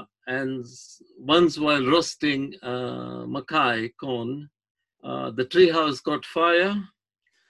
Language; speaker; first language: English; non-native, local second language; Gujarati